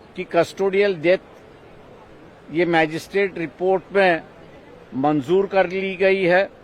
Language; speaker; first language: Hindi; non-native, local second language; Marathi